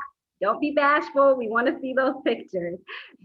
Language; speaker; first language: English; native; English